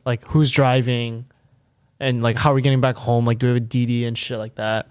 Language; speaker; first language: English; native; English